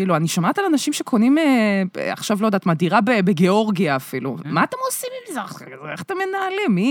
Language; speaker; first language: Hebrew; native; Hebrew